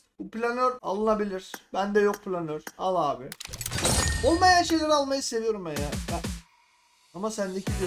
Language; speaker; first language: Turkish; native; Turkish